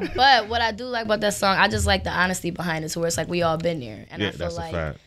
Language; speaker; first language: English; native; English